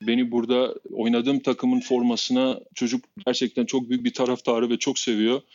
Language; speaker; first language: Turkish; non-native, fluent; Albanian